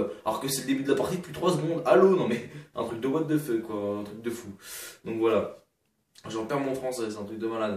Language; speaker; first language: French; native; French